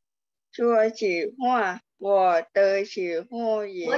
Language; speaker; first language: Chinese; non-native, learner; Thai